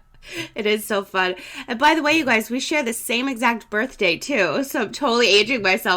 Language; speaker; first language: English; native; English